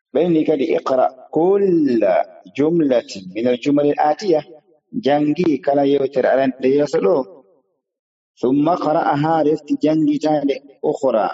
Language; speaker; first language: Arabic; non-native, fluent; Fula